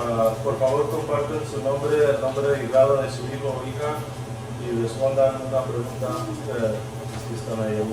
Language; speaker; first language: Spanish; early bilingual, heritage; Spanish